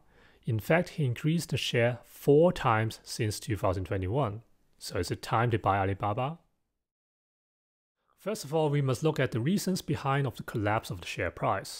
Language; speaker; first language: English; non-native, local second language; Cantonese